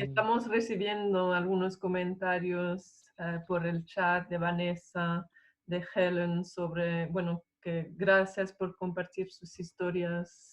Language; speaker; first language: Spanish; non-native, fluent; English